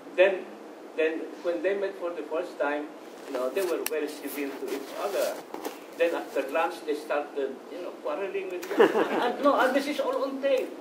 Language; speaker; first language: English; non-native, local second language; Iloko